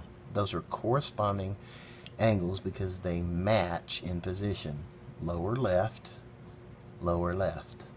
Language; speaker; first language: English; native; English